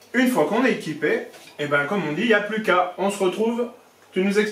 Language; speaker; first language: French; native; French